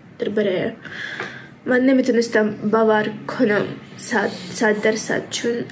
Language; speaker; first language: Persian; early bilingual, heritage; Persian